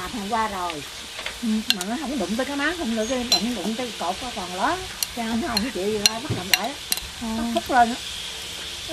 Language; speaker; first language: Vietnamese; native; Vietnamese